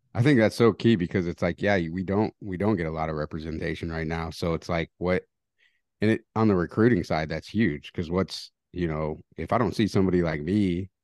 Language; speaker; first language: English; early bilingual, other home language; Spanish